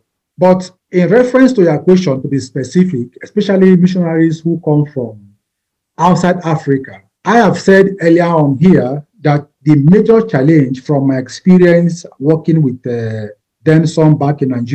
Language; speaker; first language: English; non-native, local second language; Igbo